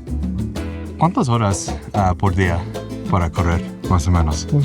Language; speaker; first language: Spanish; non-native, learner; English